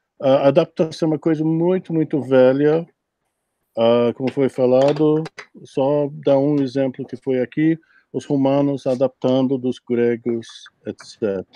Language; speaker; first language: Portuguese; non-native, fluent; English